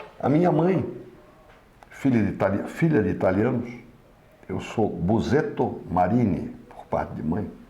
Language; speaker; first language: Portuguese; native; Portuguese